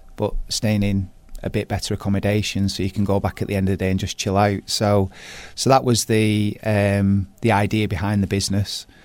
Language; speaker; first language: English; native; English